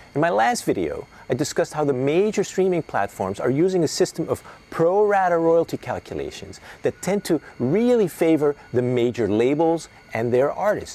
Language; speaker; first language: English; native; English